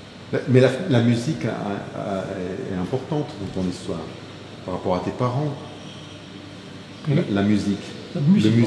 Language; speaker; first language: French; native; French